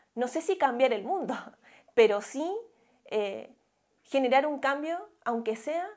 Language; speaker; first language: Spanish; native; Spanish